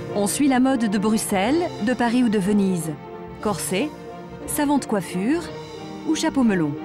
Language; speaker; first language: French; native; French